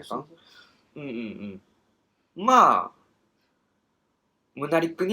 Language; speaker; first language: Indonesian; non-native, learner; Japanese